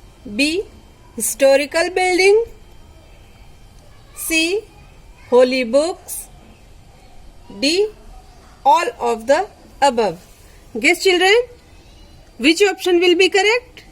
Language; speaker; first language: English; non-native, local second language; Hindi